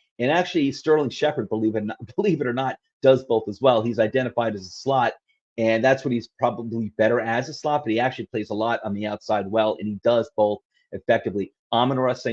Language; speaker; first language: English; native; English